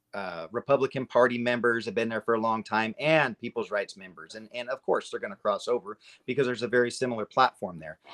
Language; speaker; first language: English; native; English